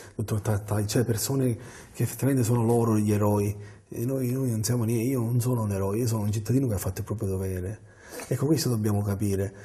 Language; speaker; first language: Italian; native; Italian